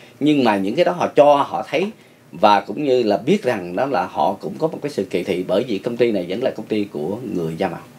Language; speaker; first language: Vietnamese; native; Vietnamese